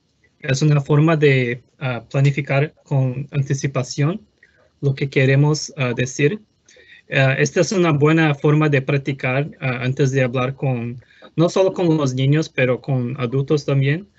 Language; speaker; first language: Spanish; non-native, fluent; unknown